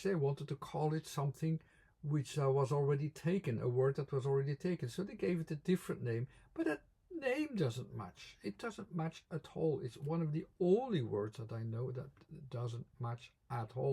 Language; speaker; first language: English; non-native, fluent; Dutch